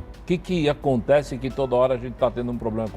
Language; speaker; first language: Portuguese; native; Portuguese